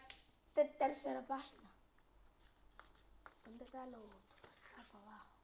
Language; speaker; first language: Spanish; early bilingual, other home language; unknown